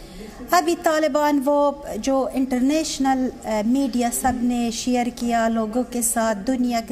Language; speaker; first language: Hindi; non-native, learner; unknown